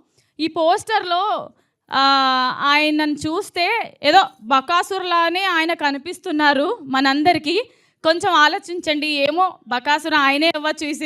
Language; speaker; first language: Telugu; native; Telugu